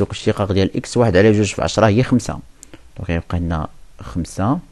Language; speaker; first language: Arabic; native; Arabic